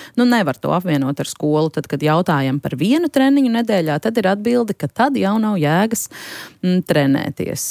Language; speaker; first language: Latvian; native; Latvian